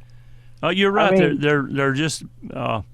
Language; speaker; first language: English; native; English